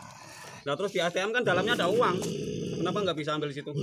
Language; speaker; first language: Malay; non-native, local second language; Javanese